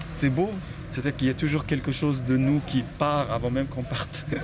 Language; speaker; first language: French; non-native, local second language; Arabic